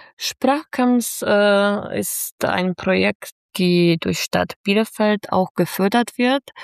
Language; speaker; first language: German; non-native, fluent; Polish